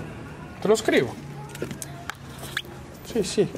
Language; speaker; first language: Italian; native; Italian